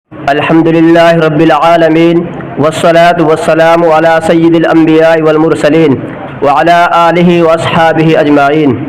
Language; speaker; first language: Arabic; non-native, learner; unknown